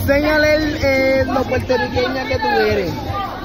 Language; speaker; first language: Spanish; early bilingual, heritage; English